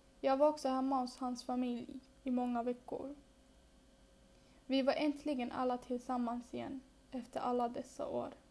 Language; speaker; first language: Swedish; early bilingual, other home language; Bangla